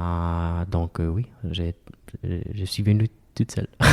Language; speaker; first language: French; non-native, fluent; Spanish